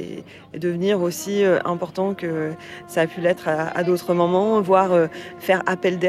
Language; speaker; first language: French; native; French